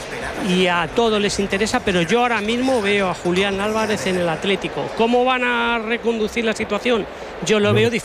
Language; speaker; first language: Spanish; native; Spanish